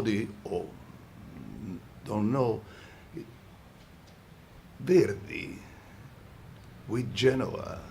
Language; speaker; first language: English; non-native, fluent; Italian